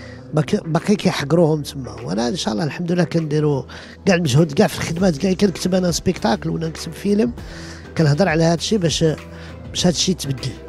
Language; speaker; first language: Arabic; early bilingual, heritage; Arabic